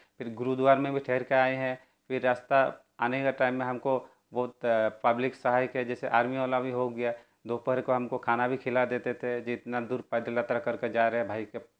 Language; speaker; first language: Hindi; non-native, local second language; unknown